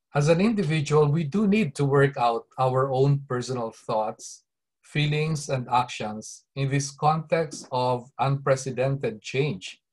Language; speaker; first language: English; non-native, local second language; Bikol